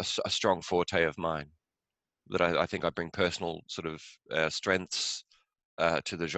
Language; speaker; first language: English; native; English